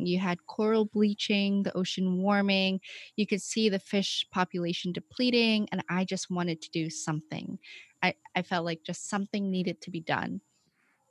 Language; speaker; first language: English; non-native, local second language; Cantonese